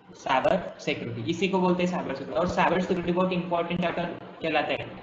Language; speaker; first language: Hindi; non-native, local second language; Marathi